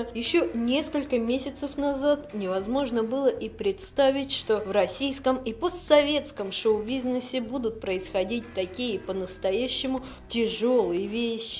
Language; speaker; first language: Russian; native; Russian